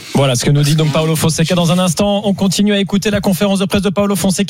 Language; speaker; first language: French; native; French